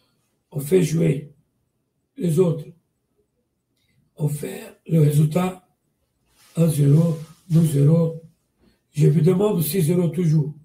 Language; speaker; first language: French; non-native, learner; Portuguese